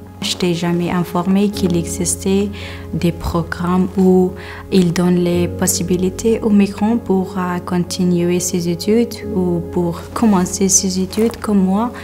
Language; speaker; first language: French; non-native, learner; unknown